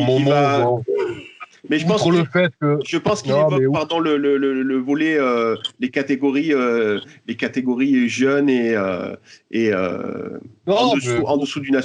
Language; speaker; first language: French; native; French